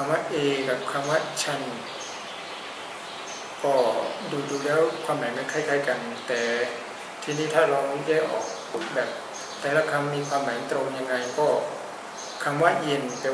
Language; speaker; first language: Thai; native; Thai